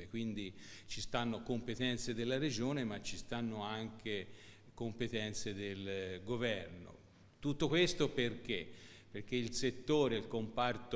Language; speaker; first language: Italian; native; Italian